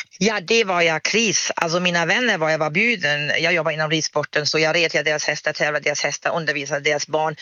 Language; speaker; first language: Swedish; non-native, fluent; German